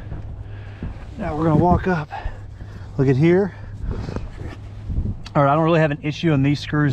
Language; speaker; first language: English; native; English